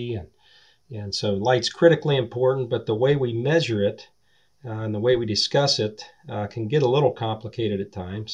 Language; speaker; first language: English; native; English